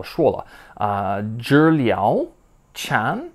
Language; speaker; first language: Chinese; non-native, learner; English